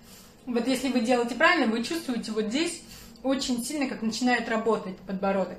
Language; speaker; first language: Russian; native; Russian